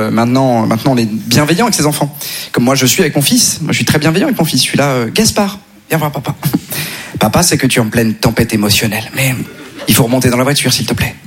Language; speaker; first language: French; native; French